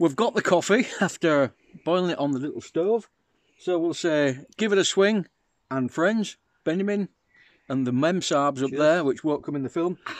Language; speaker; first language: English; native; English